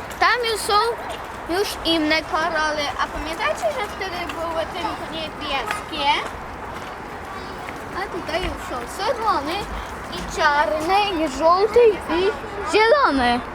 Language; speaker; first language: Polish; early bilingual, other home language; Russian